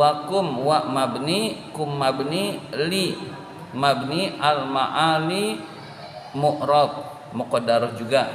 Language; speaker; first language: Arabic; non-native, fluent; Indonesian